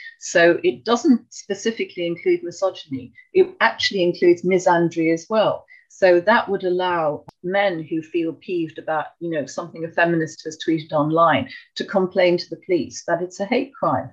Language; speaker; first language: English; native; English